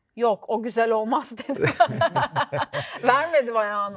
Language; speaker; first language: Turkish; native; Turkish